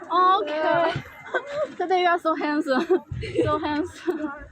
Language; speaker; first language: English; non-native, learner; Chinese